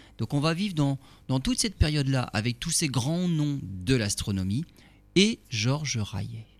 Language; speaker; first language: French; native; French